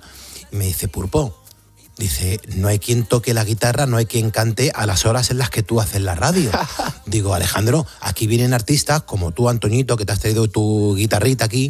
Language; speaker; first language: Spanish; native; Spanish